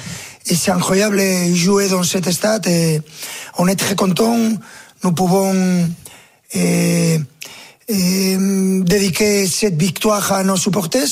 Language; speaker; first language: French; non-native, fluent; Spanish